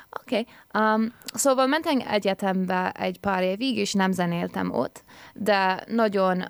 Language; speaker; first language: Hungarian; early bilingual, heritage; English